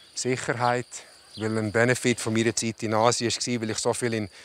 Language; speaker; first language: German; native; German